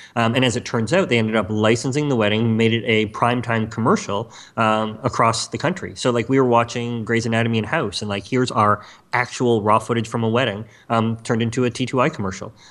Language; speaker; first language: English; native; English